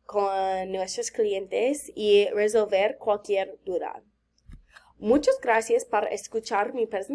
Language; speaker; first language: Spanish; non-native, learner; English